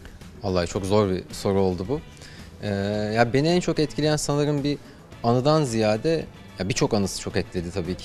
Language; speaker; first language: Turkish; native; Turkish